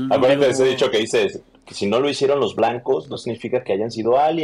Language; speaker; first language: Spanish; native; Spanish